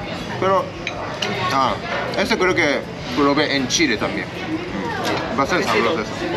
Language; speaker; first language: Spanish; non-native, fluent; Japanese